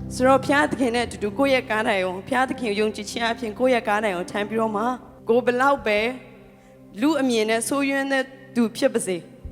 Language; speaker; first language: Burmese; non-native, local second language; Hakha Chin